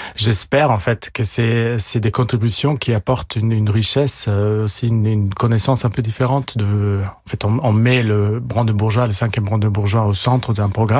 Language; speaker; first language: French; non-native, fluent; German